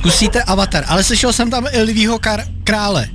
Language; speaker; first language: Czech; native; Czech